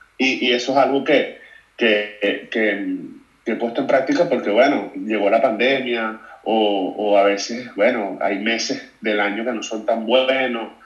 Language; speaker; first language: Spanish; native; Spanish